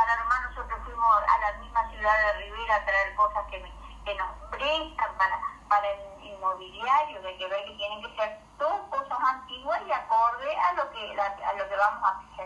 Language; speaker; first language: Spanish; native; Spanish